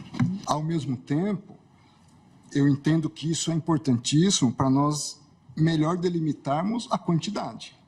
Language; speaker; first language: Portuguese; native; Portuguese